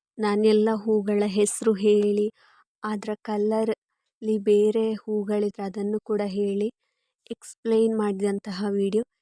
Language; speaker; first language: Kannada; non-native, local second language; Tulu